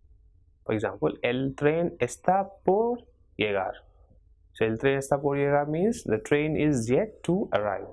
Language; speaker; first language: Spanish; non-native, fluent; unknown